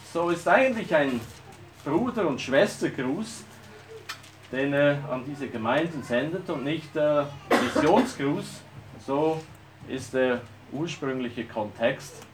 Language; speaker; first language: German; native; German